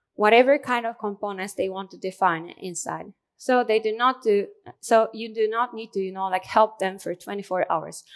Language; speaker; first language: English; non-native, fluent; Japanese